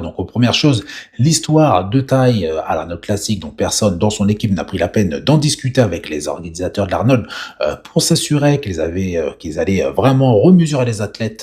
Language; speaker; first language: French; native; French